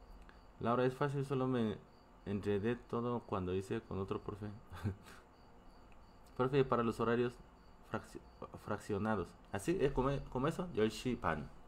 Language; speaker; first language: Spanish; non-native, fluent; Korean